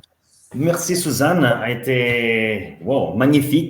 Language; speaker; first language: French; non-native, fluent; Italian